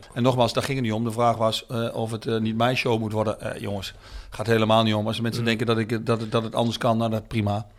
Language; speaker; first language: Dutch; native; Dutch